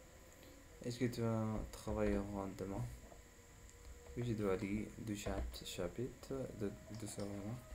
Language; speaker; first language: French; non-native, learner; English